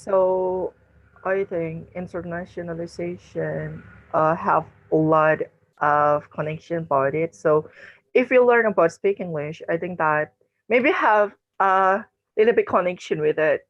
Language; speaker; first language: English; non-native, learner; Indonesian